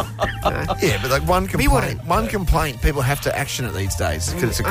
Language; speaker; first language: English; native; English